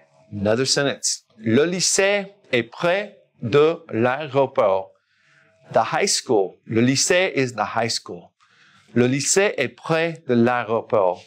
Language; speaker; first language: French; non-native, fluent; English